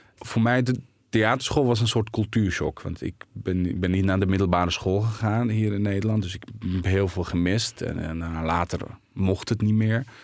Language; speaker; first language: Dutch; early bilingual, other home language; Arabic